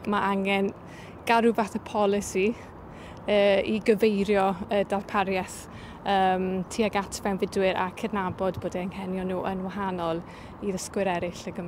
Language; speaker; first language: Welsh; native; Welsh